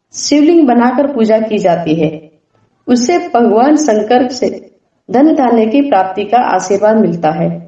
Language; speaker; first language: Hindi; non-native, local second language; Gujarati